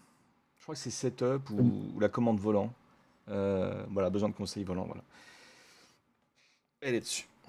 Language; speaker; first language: French; native; French